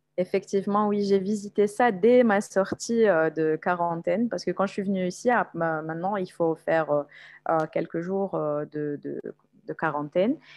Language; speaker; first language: French; non-native, local second language; Arabic